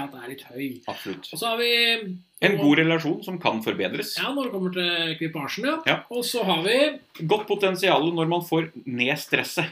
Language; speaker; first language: Norwegian; native; Norwegian